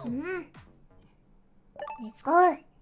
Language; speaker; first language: Japanese; native; Japanese